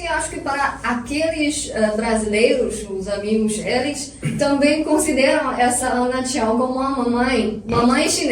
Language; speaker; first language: Portuguese; non-native, fluent; Chinese